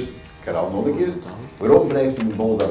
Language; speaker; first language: Dutch; native; Dutch